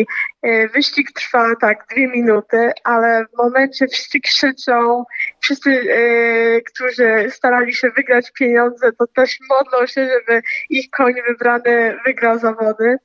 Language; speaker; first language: Polish; early bilingual, heritage; Polish